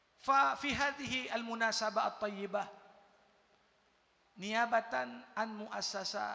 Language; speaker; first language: Arabic; non-native, fluent; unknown